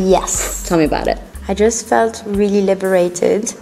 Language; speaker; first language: English; non-native, fluent; French